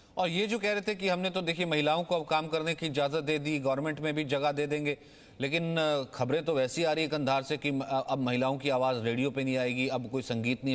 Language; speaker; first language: Hindi; native; Hindi